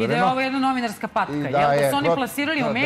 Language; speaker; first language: Serbian; native; Serbian